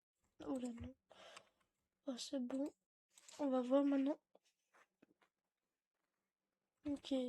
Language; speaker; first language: French; native; French